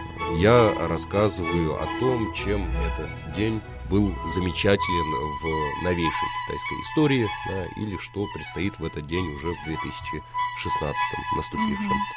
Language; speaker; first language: Russian; native; Russian